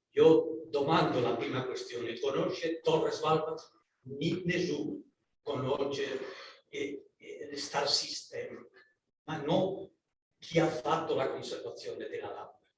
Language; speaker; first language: Italian; non-native, learner; Spanish